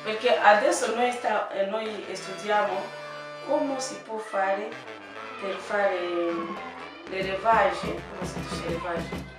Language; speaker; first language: Italian; non-native, learner; French